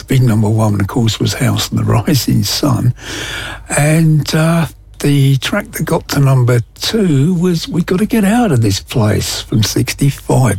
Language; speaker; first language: English; native; English